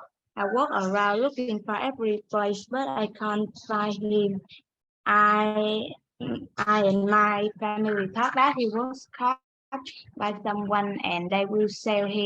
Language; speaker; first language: English; non-native, learner; Vietnamese